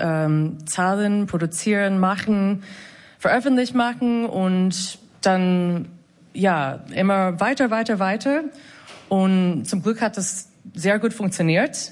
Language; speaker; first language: German; non-native, fluent; English